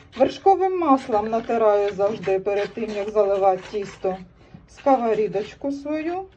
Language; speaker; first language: Ukrainian; native; Ukrainian